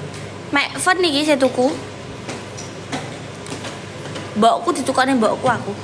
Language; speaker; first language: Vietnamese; non-native, learner; Javanese